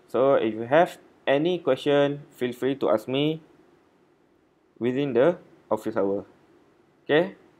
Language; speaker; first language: English; non-native, local second language; Malay